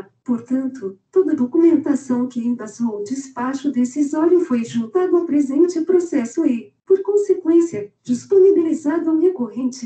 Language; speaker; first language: Portuguese; native; Portuguese